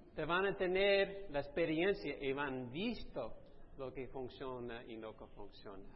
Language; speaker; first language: Spanish; non-native, fluent; English